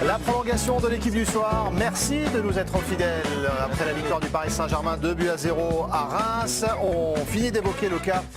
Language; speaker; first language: French; native; French